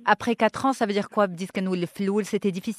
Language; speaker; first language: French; non-native, local second language; Arabic